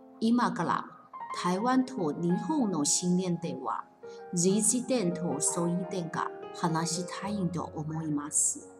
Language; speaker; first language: Japanese; non-native, fluent; Chinese